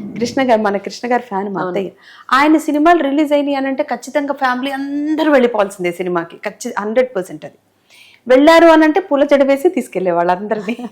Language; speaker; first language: Telugu; native; Telugu